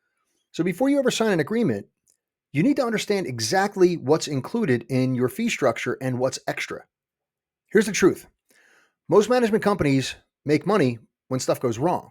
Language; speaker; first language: English; native; English